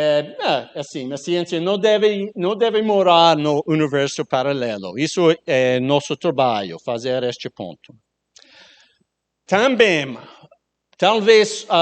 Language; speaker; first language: Portuguese; non-native, learner; English